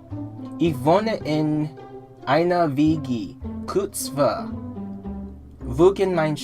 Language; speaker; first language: German; non-native, learner; English